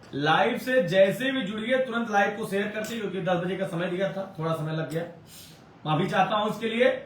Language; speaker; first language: Hindi; native; Hindi